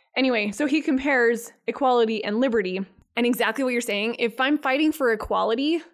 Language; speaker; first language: English; native; English